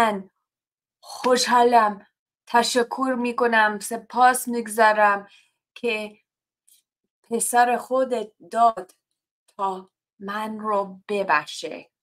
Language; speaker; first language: Persian; non-native, learner; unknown